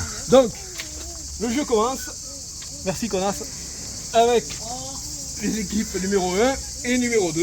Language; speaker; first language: French; native; French